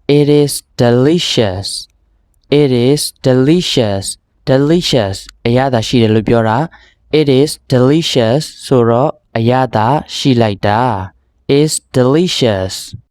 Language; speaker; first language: Burmese; native; Burmese